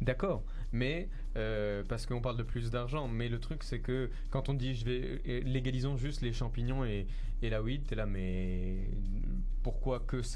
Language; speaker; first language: French; native; French